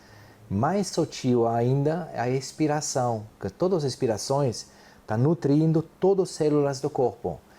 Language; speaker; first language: Portuguese; non-native, fluent; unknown